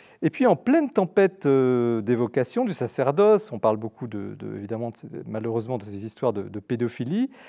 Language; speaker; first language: French; native; French